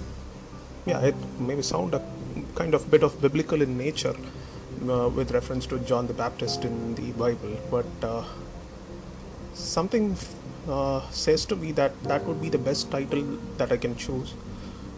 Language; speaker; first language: English; non-native, local second language; Tamil